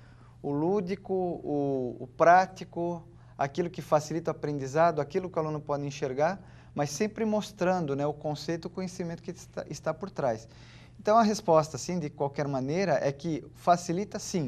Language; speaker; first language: Portuguese; native; Portuguese